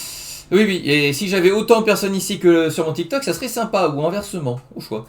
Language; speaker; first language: French; native; French